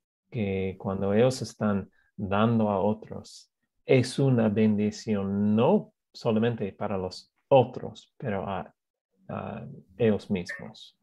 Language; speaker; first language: Spanish; non-native, fluent; English